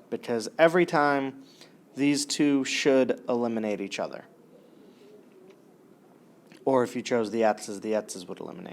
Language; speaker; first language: English; native; English